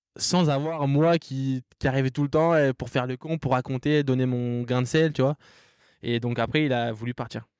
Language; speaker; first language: French; native; French